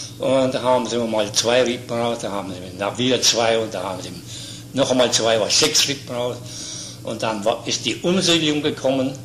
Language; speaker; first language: German; native; German